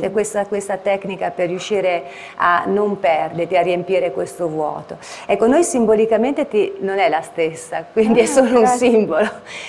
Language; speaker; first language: Italian; native; Italian